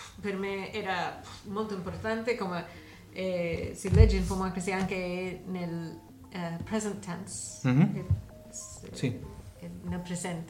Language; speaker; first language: Italian; non-native, learner; English